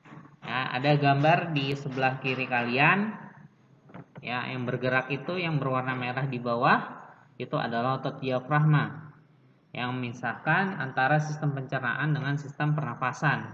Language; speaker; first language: Indonesian; native; Indonesian